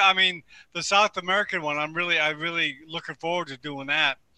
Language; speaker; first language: English; native; English